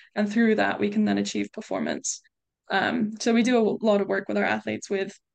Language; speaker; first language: English; native; English